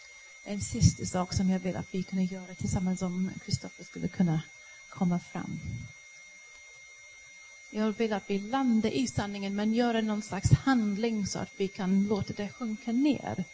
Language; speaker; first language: Swedish; non-native, fluent; English